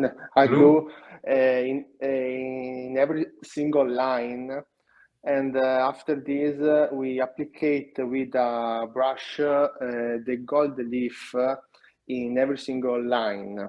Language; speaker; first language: English; non-native, learner; Italian